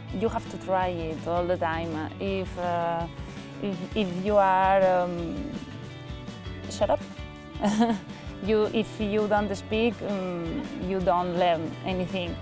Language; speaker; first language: English; non-native, learner; Lithuanian